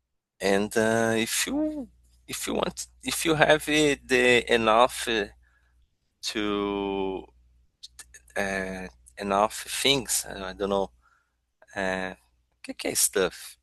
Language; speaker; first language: English; non-native, learner; Portuguese